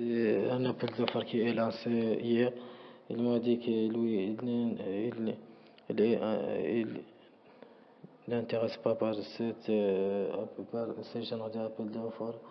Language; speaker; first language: French; non-native, learner; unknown